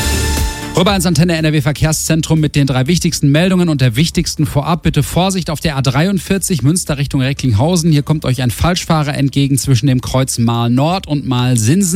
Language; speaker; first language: German; native; German